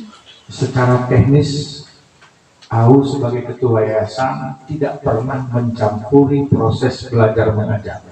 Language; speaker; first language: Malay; non-native, local second language; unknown